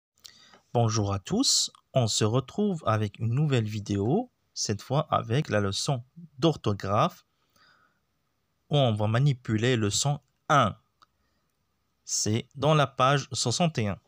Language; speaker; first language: French; non-native, local second language; Arabic